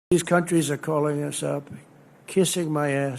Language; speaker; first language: English; native; English